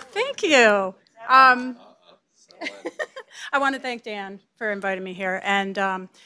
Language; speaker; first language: English; native; English